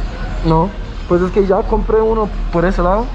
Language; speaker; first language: Spanish; non-native, learner; English